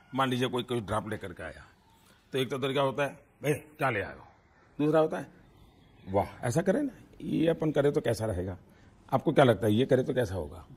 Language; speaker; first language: Hindi; non-native, local second language; Gujarati